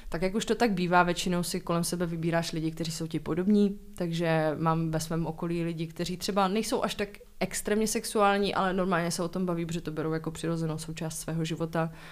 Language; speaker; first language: Czech; native; Czech